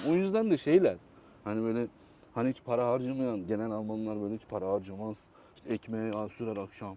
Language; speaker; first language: Turkish; native; Turkish